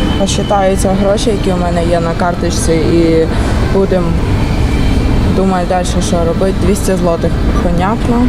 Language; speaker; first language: Ukrainian; native; Ukrainian